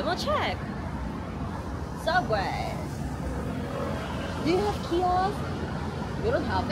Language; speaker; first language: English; non-native, learner; Korean